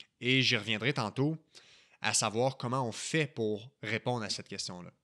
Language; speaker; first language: French; native; French